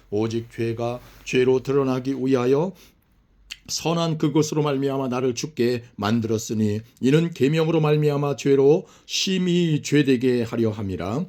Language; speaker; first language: Korean; native; Korean